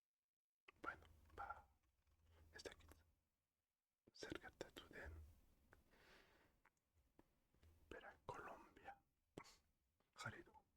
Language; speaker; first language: Basque; non-native, learner; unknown